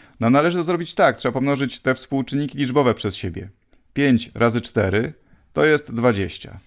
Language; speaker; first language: Polish; native; Polish